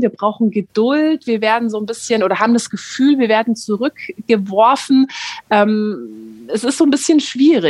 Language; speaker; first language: German; native; German